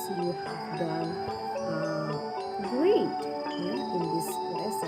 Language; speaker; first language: English; non-native, local second language; Indonesian